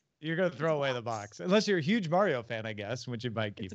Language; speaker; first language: English; native; English